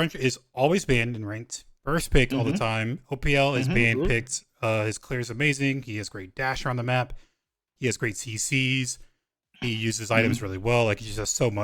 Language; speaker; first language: English; native; English